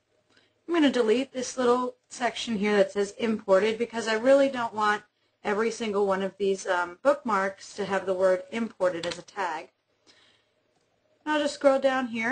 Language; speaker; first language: English; native; English